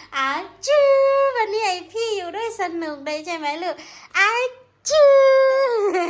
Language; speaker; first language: Thai; non-native, local second language; Hmong